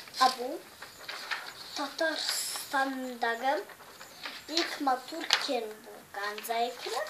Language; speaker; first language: Turkish; non-native, learner; Tatar